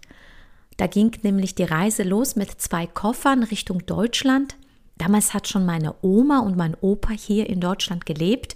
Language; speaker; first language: German; early bilingual, other home language; Polish